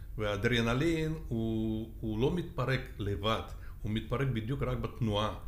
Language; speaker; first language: Hebrew; non-native, fluent; Russian